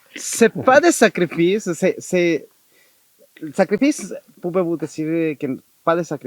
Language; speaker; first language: French; non-native, learner; Spanish